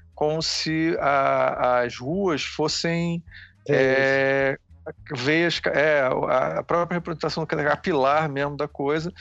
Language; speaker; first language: Portuguese; native; Portuguese